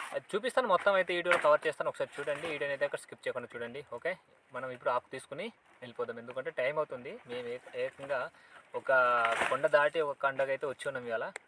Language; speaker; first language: Telugu; native; Telugu